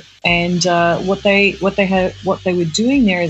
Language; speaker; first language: English; native; English